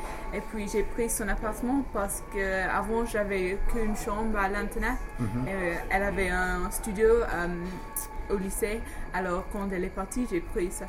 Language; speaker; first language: French; non-native, fluent; English